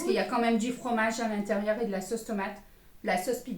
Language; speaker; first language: French; native; French